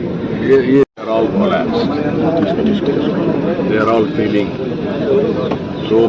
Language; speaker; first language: English; non-native, local second language; Telugu